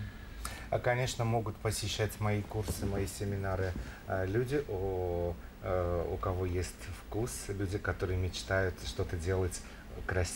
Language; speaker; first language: Russian; non-native, fluent; Romanian